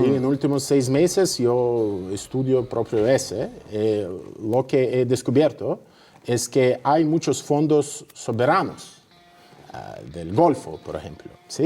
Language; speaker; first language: Spanish; non-native, fluent; Russian